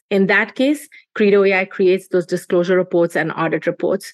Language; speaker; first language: English; non-native, local second language; Hindi